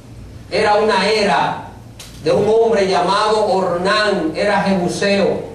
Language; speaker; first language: Spanish; native; Spanish